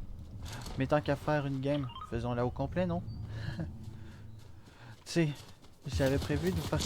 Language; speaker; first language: French; native; French